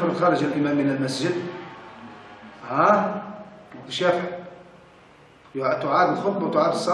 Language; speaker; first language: Arabic; native; Arabic